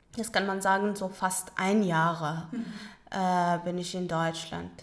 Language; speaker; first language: German; non-native, learner; Pashto